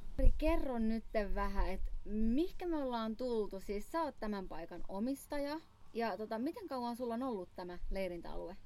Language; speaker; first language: Finnish; non-native, local second language; Swedish